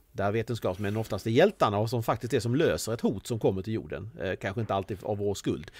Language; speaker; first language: Swedish; native; Swedish